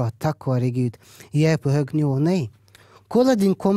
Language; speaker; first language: Swedish; early bilingual, other home language; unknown